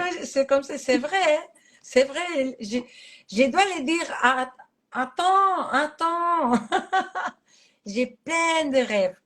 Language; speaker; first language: French; non-native, fluent; Catalan